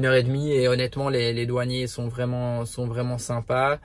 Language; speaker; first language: French; native; French